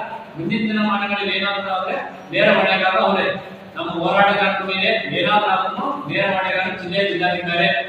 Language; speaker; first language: Kannada; native; Kannada